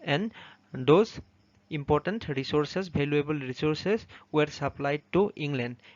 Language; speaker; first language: English; non-native, local second language; Assamese